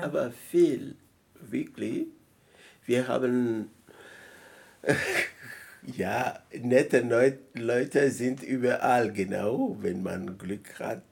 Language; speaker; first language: German; non-native, learner; French